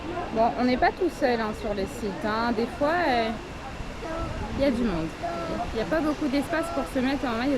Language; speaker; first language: French; native; French